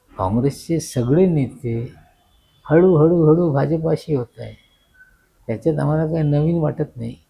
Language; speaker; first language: Marathi; non-native, local second language; Urdu